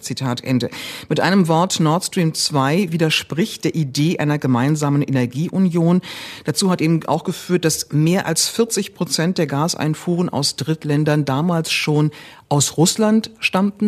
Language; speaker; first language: German; native; German